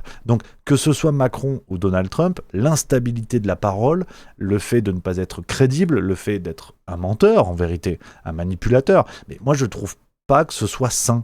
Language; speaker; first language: French; native; French